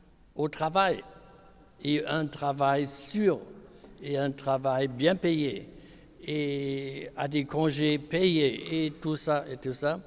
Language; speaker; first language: French; non-native, fluent; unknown